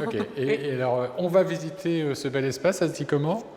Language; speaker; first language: French; native; French